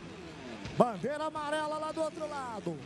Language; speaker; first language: Portuguese; native; Portuguese